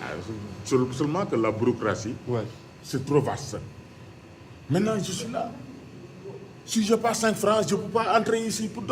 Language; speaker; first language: French; non-native, local second language; Wolof